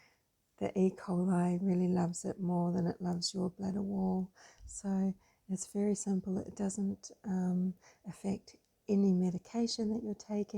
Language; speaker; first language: English; native; English